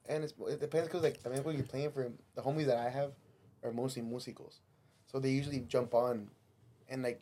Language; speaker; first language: English; early bilingual, other home language; Spanish